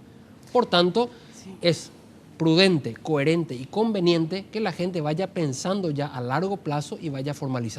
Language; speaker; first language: Spanish; native; Spanish